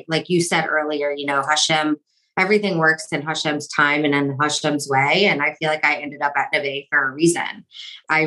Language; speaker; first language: English; native; English